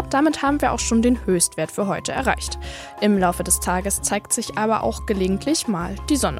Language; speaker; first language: German; native; German